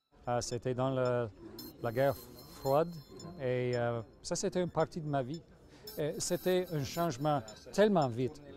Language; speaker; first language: French; non-native, local second language; English